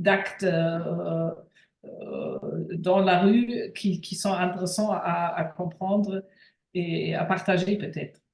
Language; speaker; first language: French; non-native, fluent; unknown